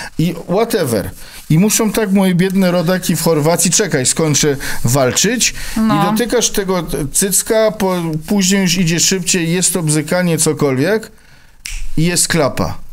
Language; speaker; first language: Polish; non-native, fluent; Croatian